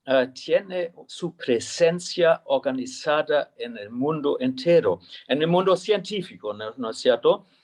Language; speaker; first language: Spanish; non-native, fluent; German